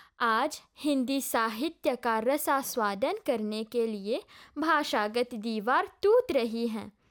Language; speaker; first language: Hindi; non-native, local second language; Morisyen